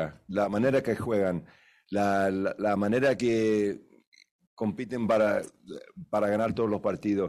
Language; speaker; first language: Spanish; early bilingual, heritage; Spanish